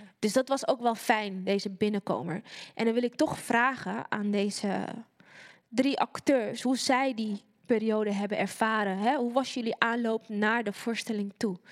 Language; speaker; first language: Dutch; native; Dutch